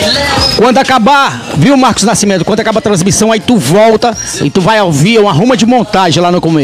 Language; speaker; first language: Portuguese; native; Portuguese